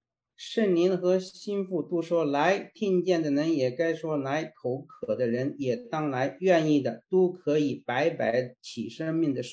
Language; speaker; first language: Chinese; native; Chinese